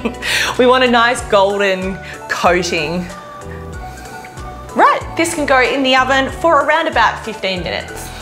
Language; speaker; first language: English; native; English